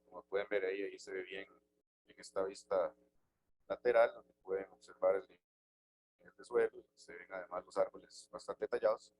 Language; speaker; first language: Spanish; native; Spanish